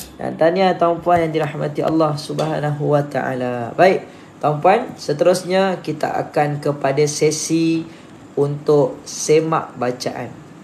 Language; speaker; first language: Malay; native; Malay